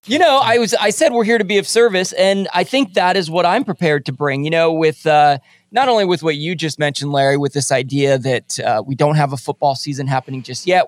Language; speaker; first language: English; native; English